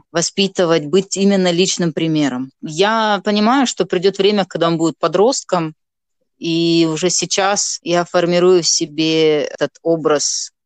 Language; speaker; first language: Russian; non-native, local second language; Gagauz